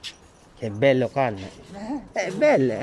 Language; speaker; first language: Italian; non-native, learner; Filipino